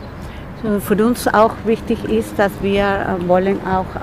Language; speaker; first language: German; non-native, fluent; Spanish